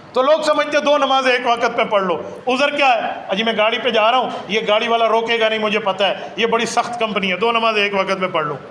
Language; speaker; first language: Urdu; non-native, local second language; Saraiki